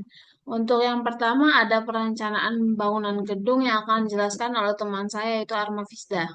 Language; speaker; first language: Indonesian; native; Indonesian